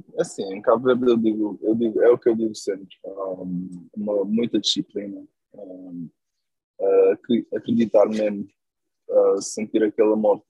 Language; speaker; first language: Portuguese; non-native, local second language; Kabuverdianu